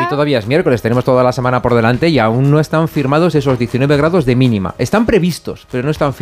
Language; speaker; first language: Spanish; native; Spanish